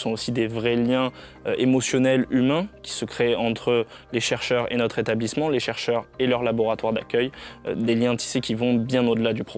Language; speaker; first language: French; native; French